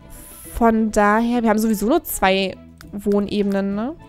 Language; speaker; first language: German; native; German